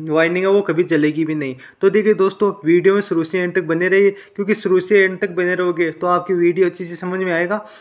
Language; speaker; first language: Hindi; native; Hindi